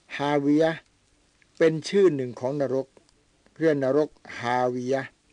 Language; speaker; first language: Thai; native; Thai